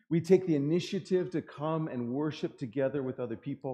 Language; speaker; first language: English; native; English